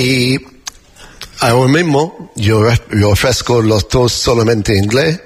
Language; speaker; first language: Spanish; non-native, learner; English